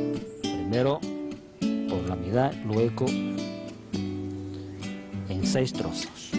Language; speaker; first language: Spanish; non-native, fluent; Chinese